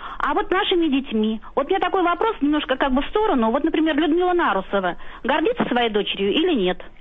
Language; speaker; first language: Russian; native; Russian